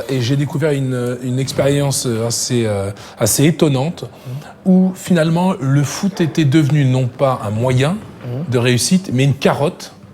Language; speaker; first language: French; native; French